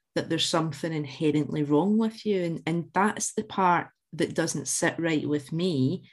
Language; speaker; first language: English; native; English